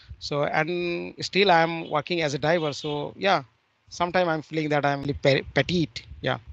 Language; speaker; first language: English; non-native, learner; Bangla